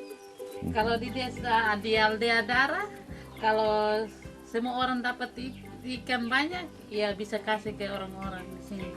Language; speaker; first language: Indonesian; non-native, local second language; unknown